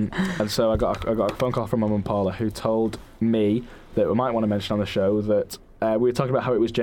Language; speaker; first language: English; native; English